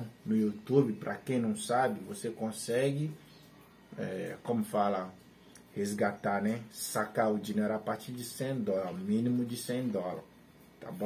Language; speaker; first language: Portuguese; non-native, learner; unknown